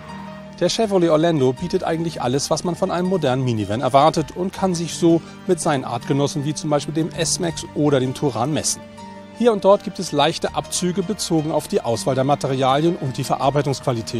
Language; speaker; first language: German; native; German